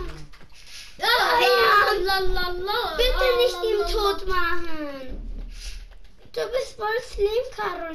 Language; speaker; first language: German; non-native, learner; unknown